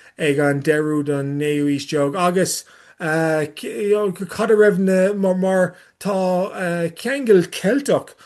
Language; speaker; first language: Irish; non-native, learner; English